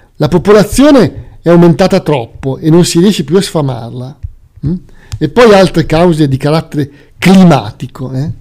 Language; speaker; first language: Italian; native; Italian